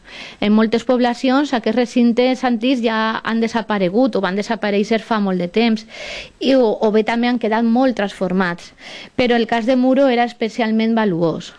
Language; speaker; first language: Catalan; native; Catalan